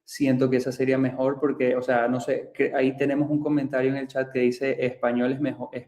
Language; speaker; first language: Spanish; early bilingual, other home language; Russian